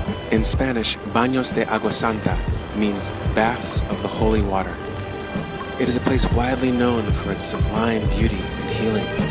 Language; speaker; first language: English; native; English